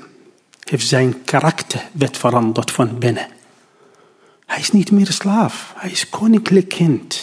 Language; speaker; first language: Dutch; non-native, learner; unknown